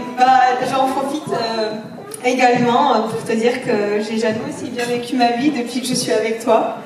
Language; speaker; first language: French; native; French